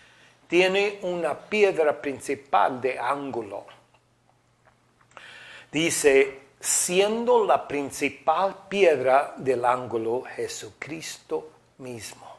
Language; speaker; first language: Spanish; non-native, fluent; English